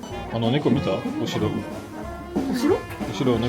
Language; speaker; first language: Japanese; non-native, fluent; French